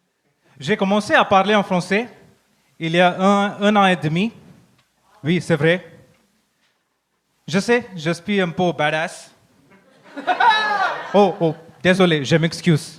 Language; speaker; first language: French; non-native, learner; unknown